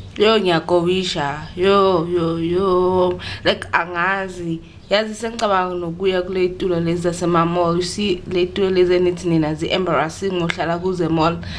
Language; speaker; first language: Zulu; native; Zulu